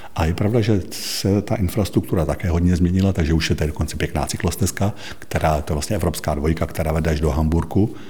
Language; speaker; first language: Czech; native; Czech